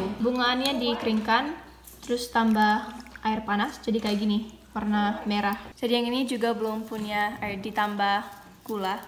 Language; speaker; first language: Indonesian; non-native, fluent; English